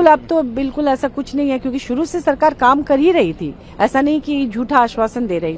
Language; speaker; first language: Hindi; native; Hindi